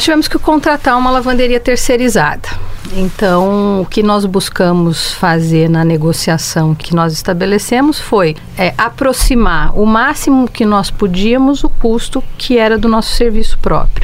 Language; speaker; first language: Portuguese; native; Portuguese